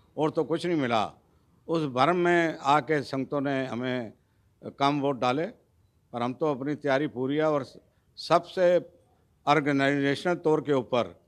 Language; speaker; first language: Hindi; non-native, local second language; Punjabi